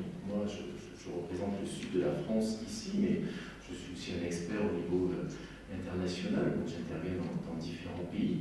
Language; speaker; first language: French; native; French